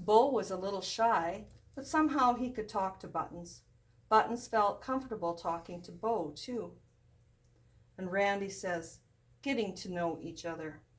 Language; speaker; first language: English; native; English